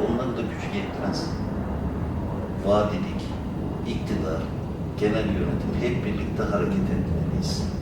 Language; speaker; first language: Turkish; native; Turkish